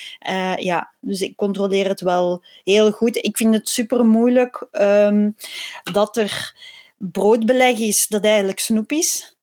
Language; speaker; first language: Dutch; native; Dutch